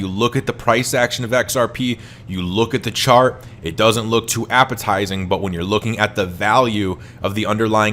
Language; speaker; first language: English; native; English